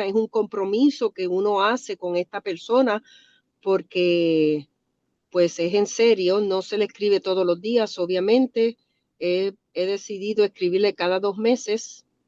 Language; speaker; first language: Spanish; early bilingual, other home language; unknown